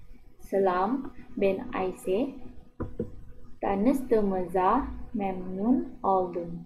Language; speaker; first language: Turkish; non-native, learner; Indonesian